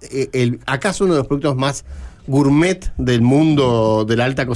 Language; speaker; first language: Spanish; native; Spanish